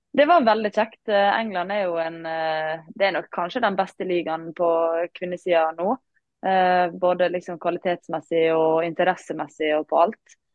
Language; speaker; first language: Norwegian; native; Norwegian